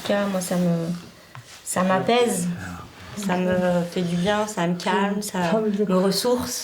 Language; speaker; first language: French; native; French